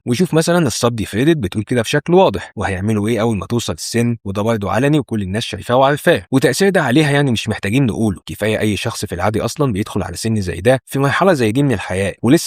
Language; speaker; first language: Arabic; native; Arabic